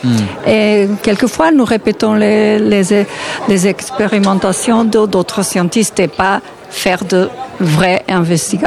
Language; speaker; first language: French; non-native, learner; Portuguese